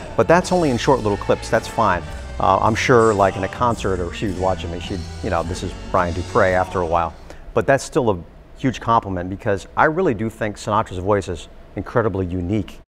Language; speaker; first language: English; native; English